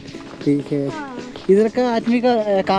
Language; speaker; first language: Hindi; non-native, local second language; Malayalam